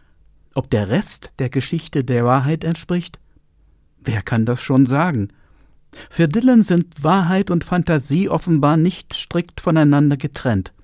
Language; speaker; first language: German; native; German